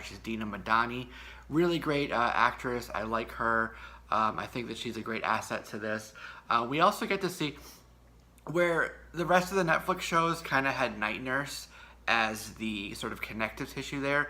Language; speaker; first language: English; native; English